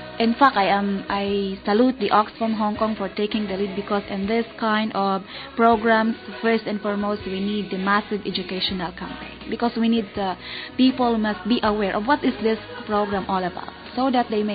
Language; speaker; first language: English; non-native, local second language; Bikol